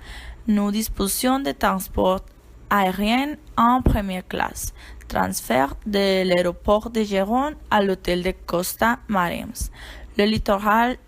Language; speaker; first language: French; non-native, learner; Spanish